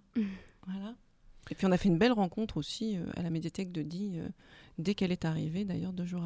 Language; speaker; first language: French; native; French